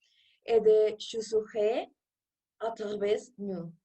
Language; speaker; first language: French; non-native, learner; Spanish